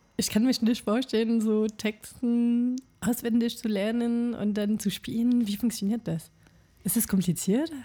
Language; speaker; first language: German; non-native, fluent; French